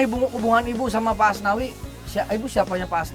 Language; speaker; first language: Indonesian; native; Indonesian